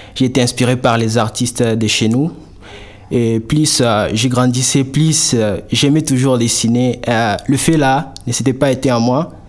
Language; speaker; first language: French; non-native, local second language; Swahili